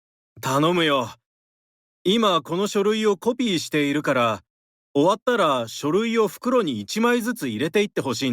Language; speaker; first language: Japanese; non-native, learner; Indonesian